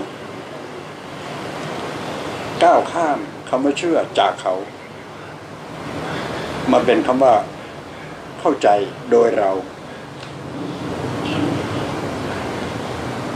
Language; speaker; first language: Thai; native; Thai